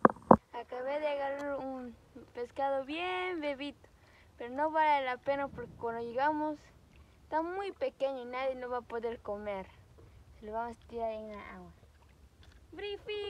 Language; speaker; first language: Spanish; early bilingual, heritage; Spanish